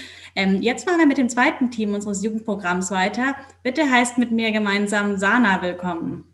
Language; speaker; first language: German; native; German